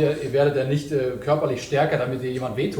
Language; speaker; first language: German; native; German